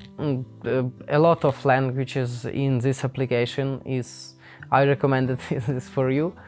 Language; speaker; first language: English; non-native, learner; Ukrainian